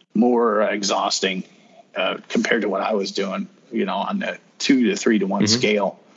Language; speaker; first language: English; native; English